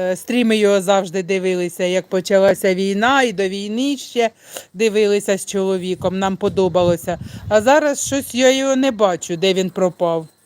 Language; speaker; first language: Ukrainian; native; Ukrainian